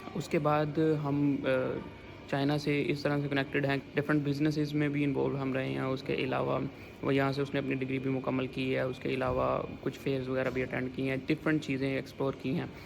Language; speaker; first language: Urdu; non-native, local second language; Punjabi